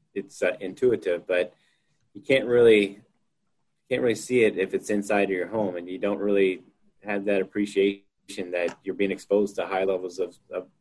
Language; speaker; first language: English; native; English